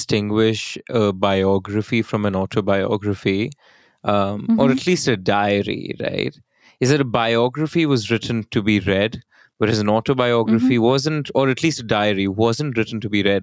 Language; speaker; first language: English; non-native, local second language; Hindi